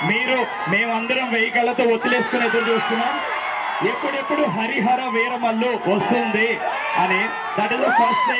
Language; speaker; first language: Telugu; native; Telugu